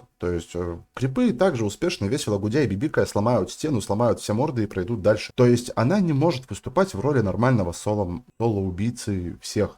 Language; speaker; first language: Russian; native; Russian